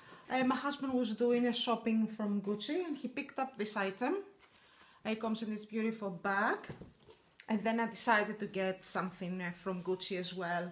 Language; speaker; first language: English; non-native, fluent; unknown